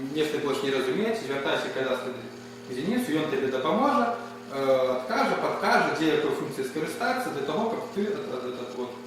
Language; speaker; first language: Russian; non-native, local second language; Ukrainian